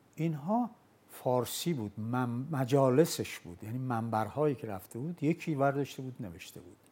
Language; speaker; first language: Persian; non-native, local second language; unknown